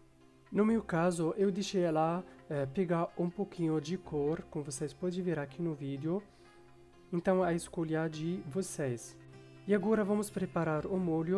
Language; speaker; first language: Portuguese; non-native, fluent; Arabic